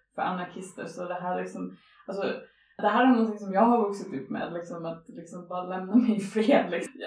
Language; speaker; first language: Swedish; non-native, fluent; English